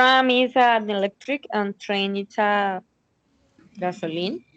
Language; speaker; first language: English; non-native, learner; Spanish